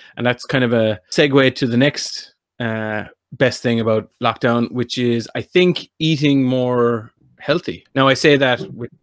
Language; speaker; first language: English; native; English